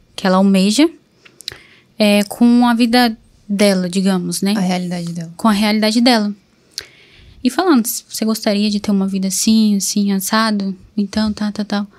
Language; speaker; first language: Portuguese; native; Portuguese